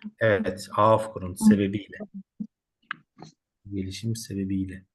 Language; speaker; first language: Turkish; native; Turkish